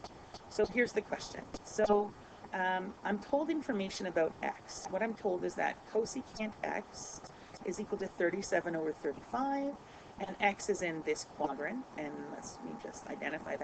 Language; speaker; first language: English; native; English